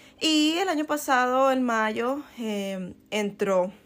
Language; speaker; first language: Spanish; native; Spanish